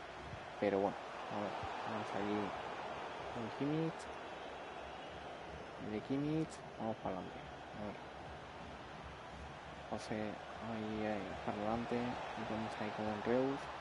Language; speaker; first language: Spanish; native; Spanish